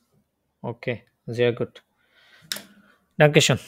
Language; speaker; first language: German; non-native, fluent; Bangla